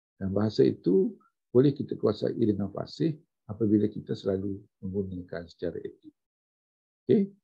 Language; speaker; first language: Malay; native; Malay